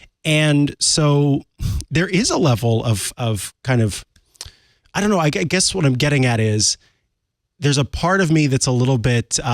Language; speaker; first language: English; native; English